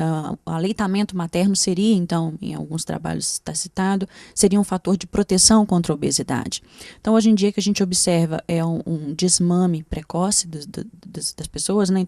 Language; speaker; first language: Portuguese; native; Portuguese